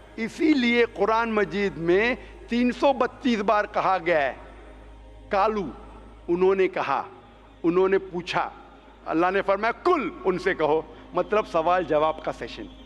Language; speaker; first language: Hindi; non-native, local second language; Konkani